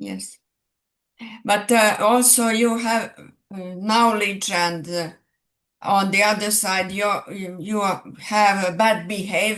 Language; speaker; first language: English; non-native, fluent; Serbian